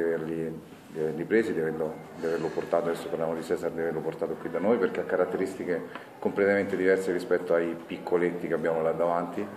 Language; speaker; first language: Italian; native; Italian